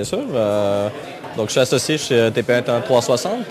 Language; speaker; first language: French; native; French